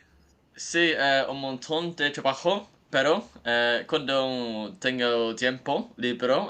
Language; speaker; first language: Spanish; non-native, learner; English